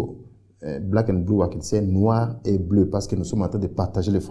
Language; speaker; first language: French; non-native, fluent; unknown